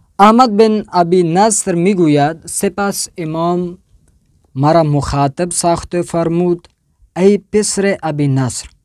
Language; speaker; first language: Persian; non-native, fluent; Urdu